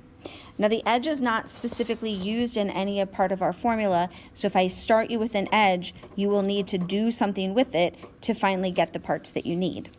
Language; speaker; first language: English; native; English